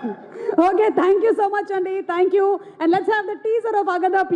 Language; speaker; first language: Telugu; native; Telugu